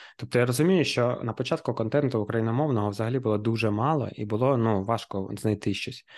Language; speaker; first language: Ukrainian; native; Ukrainian